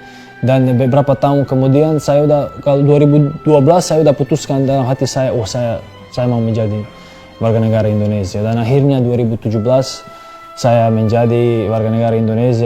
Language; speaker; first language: Indonesian; non-native, fluent; Serbian